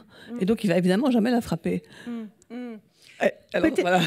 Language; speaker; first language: French; native; French